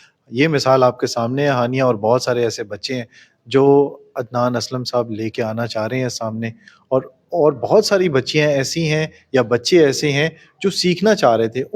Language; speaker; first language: Urdu; native; Urdu